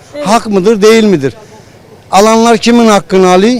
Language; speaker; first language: Turkish; native; Turkish